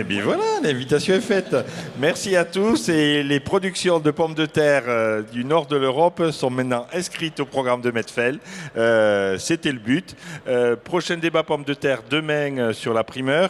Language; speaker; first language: French; native; French